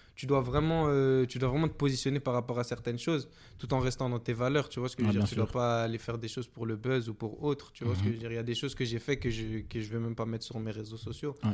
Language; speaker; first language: French; native; French